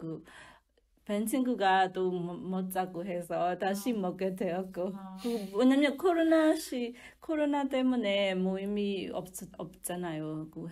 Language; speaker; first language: Korean; non-native, learner; Burmese